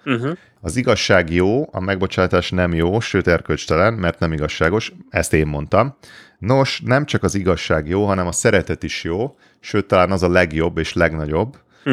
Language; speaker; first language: Hungarian; native; Hungarian